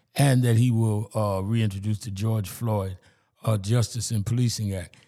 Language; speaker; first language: English; native; English